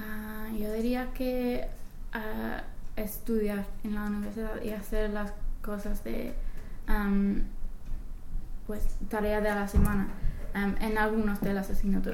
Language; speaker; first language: Spanish; non-native, fluent; English